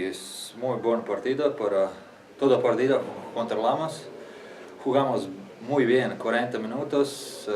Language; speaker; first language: Spanish; non-native, learner; Latvian